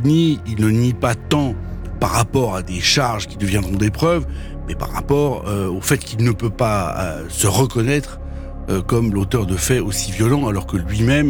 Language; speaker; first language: French; native; French